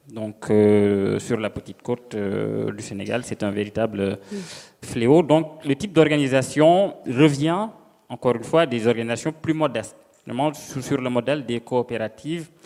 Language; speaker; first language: French; non-native, local second language; Serer